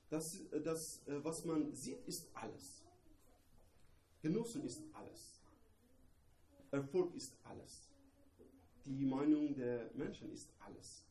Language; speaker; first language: German; non-native, learner; Persian